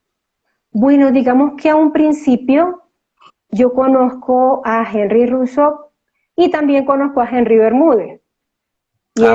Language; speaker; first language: Spanish; native; Spanish